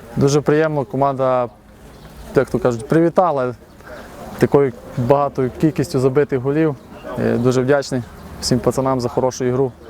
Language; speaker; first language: Ukrainian; native; Ukrainian